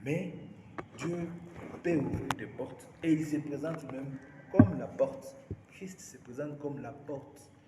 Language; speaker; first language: French; non-native, local second language; Swahili